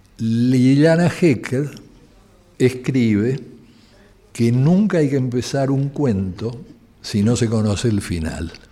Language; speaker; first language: Spanish; native; Spanish